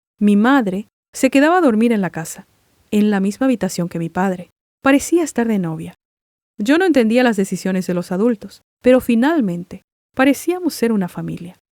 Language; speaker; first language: Spanish; non-native, local second language; Guarani